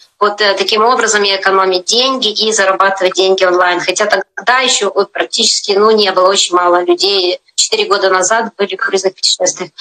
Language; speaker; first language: Russian; native; Russian